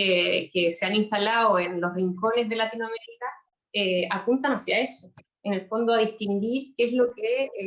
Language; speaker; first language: Spanish; native; Spanish